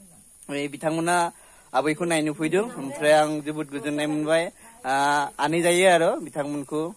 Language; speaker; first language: Hindi; non-native, local second language; Bodo